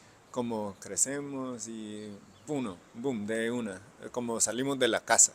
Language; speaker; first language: Spanish; non-native, fluent; English